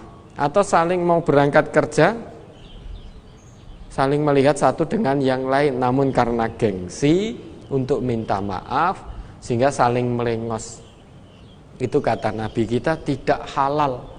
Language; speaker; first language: Indonesian; non-native, local second language; Javanese